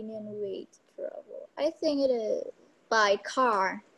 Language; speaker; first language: English; non-native, learner; Vietnamese